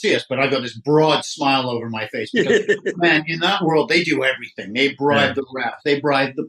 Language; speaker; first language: English; native; English